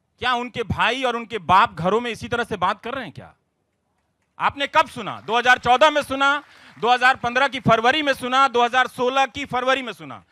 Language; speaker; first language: Hindi; non-native, local second language; Bhojpuri